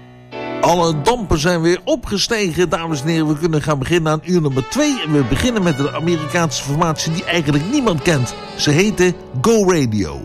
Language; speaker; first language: Dutch; native; Dutch